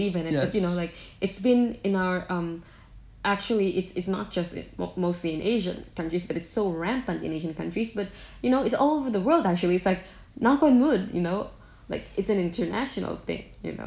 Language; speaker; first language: English; non-native, local second language; Cebuano